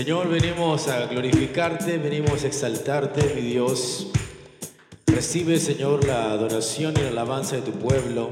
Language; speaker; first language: Spanish; native; Spanish